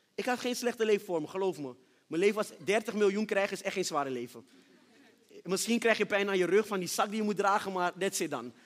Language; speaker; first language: Dutch; early bilingual, other home language; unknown